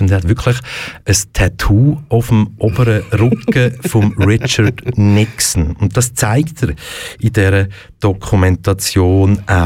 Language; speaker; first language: German; native; German